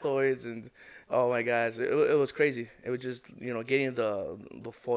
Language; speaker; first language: English; native; English